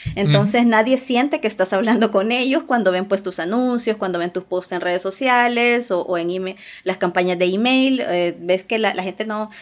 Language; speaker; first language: Spanish; native; Spanish